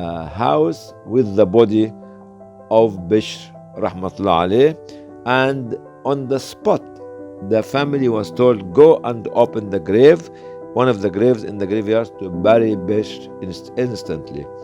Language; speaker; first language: English; non-native, fluent; Arabic